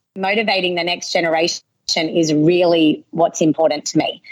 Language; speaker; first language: English; native; English